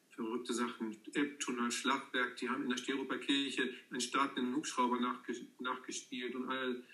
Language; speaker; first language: German; native; German